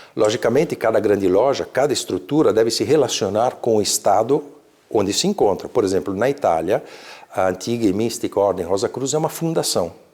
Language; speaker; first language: Portuguese; early bilingual, other home language; Italian